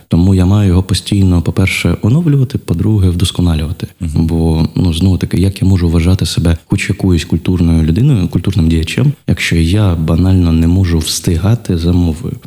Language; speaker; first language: Ukrainian; non-native, local second language; Russian